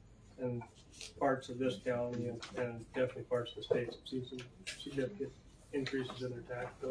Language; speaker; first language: English; native; English